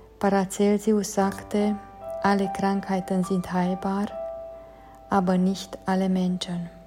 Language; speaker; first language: German; non-native, fluent; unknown